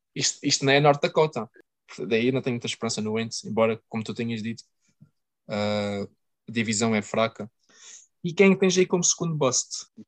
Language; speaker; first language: Portuguese; native; Portuguese